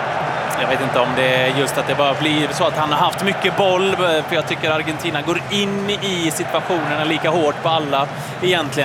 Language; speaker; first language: Swedish; native; Swedish